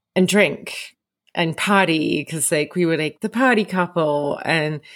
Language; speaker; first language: English; native; English